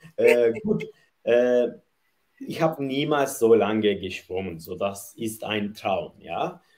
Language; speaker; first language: German; non-native, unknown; Turkish